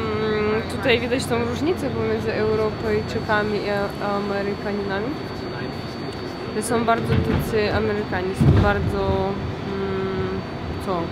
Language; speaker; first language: Polish; non-native, fluent; Russian